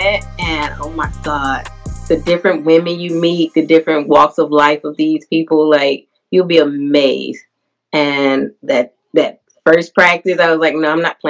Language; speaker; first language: English; native; English